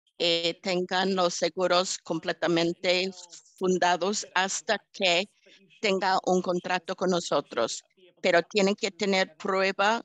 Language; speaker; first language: Spanish; early bilingual, heritage; English